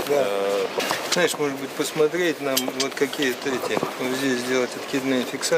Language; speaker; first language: Russian; native; Russian